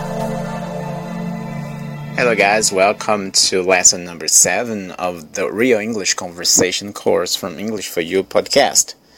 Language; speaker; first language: English; non-native, fluent; Portuguese